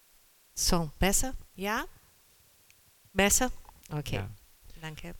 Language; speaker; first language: German; non-native, learner; Portuguese